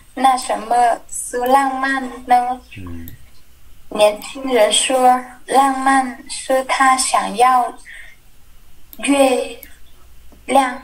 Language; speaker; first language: Chinese; non-native, learner; Vietnamese